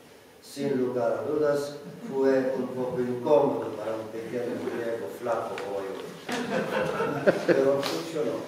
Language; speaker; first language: Spanish; non-native, learner; Greek